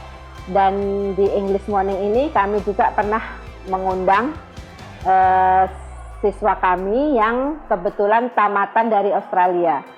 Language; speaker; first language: Indonesian; native; Indonesian